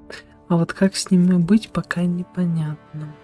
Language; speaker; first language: Russian; native; Russian